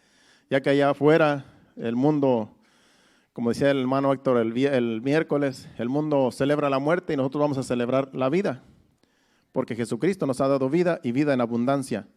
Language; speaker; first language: Spanish; native; Spanish